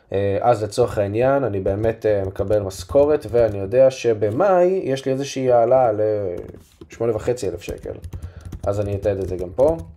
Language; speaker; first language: Hebrew; native; Hebrew